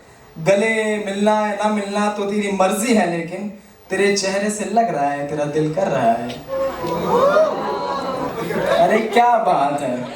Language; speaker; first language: Hindi; native; Hindi